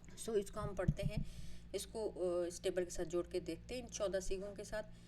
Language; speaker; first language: Urdu; native; Urdu